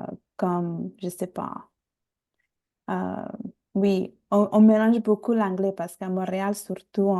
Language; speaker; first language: French; non-native, fluent; Bangla